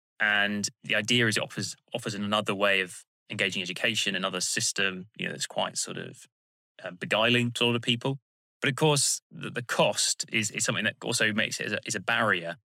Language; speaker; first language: English; native; English